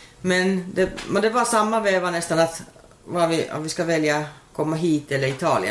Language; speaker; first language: Swedish; non-native, fluent; Finnish